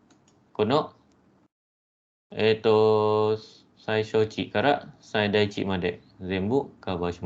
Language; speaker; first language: Japanese; non-native, fluent; Malay